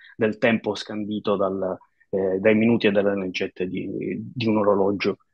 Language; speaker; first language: Italian; native; Italian